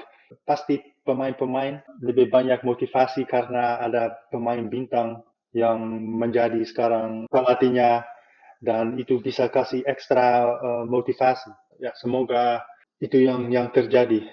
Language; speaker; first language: Indonesian; non-native, fluent; Dutch